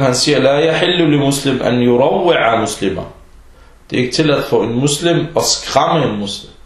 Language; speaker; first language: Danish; early bilingual, other home language; Arabic